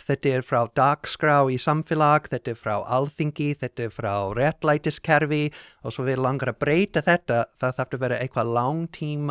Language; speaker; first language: Icelandic; non-native, learner; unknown